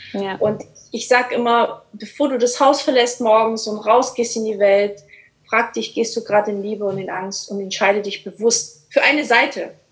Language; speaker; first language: German; early bilingual, other home language; Portuguese